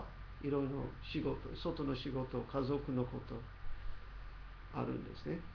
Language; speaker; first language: Japanese; non-native, learner; English